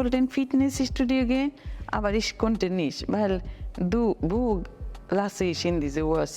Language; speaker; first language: German; non-native, learner; Bangla